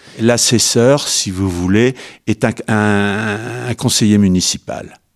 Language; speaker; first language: French; native; French